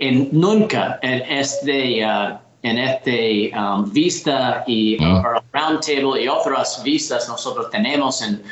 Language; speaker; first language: Spanish; non-native, learner; English